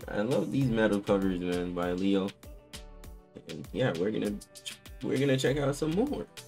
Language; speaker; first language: English; native; English